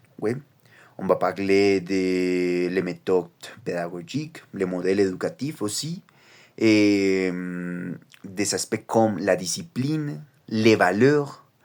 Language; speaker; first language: French; non-native, learner; Spanish